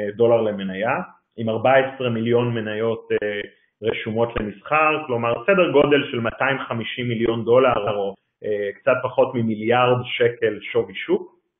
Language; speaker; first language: Hebrew; native; Hebrew